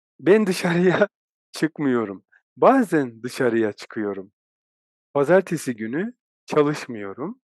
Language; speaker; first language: Turkish; native; Turkish